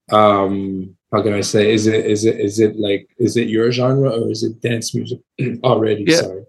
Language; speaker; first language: English; native; English